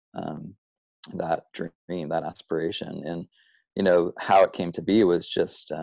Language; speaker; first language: English; native; English